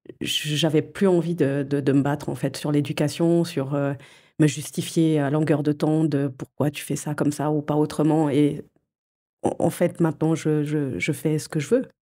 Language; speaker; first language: French; early bilingual, other home language; Portuguese